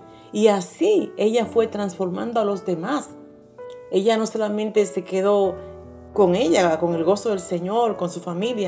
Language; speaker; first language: Spanish; native; Spanish